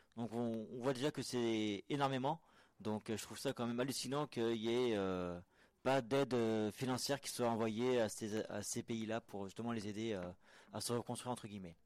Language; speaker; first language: French; native; French